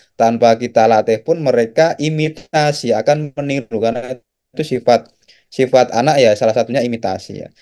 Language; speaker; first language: Indonesian; non-native, local second language; Javanese